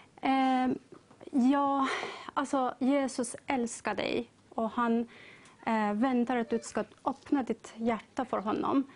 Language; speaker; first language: Swedish; non-native, learner; Persian